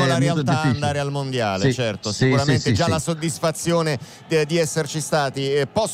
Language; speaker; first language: Italian; native; Italian